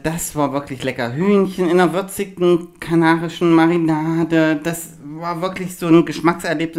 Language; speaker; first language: German; native; German